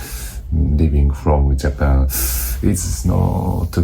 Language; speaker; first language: English; non-native, learner; Japanese